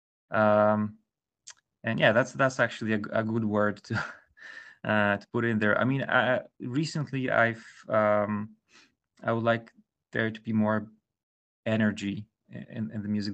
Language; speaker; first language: English; non-native, fluent; Polish